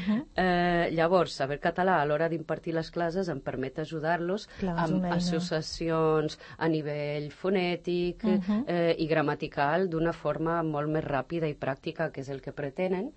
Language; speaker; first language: Catalan; non-native, fluent; Portuguese